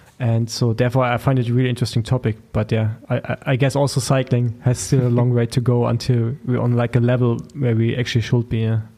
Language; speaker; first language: English; non-native, fluent; German